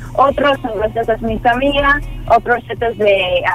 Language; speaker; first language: Spanish; non-native, fluent; Filipino